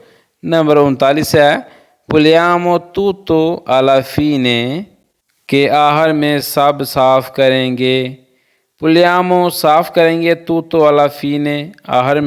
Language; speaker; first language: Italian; non-native, fluent; Punjabi